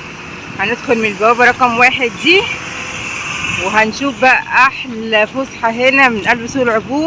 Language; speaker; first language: Arabic; native; Arabic